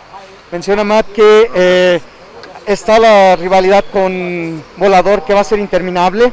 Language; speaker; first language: Spanish; native; Spanish